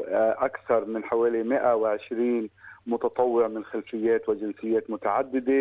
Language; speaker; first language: Arabic; native; Arabic